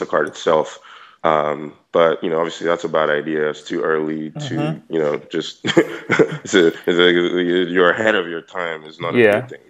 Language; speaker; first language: English; non-native, local second language; Yoruba